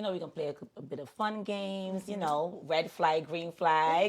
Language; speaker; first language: English; native; English